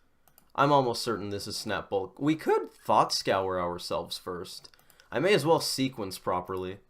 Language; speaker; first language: English; native; English